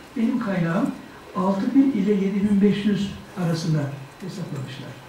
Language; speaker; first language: Turkish; native; Turkish